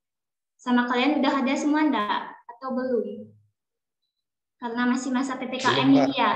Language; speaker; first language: Indonesian; native; Indonesian